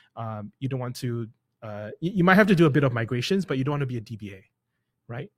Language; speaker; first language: English; native; English